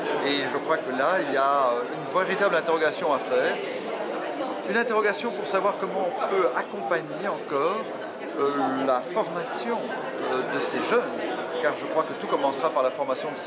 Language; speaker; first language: French; native; French